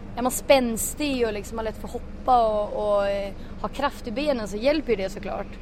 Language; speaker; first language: Swedish; native; Swedish